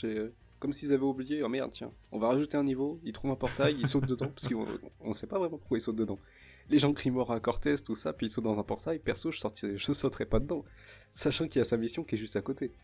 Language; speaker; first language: French; native; French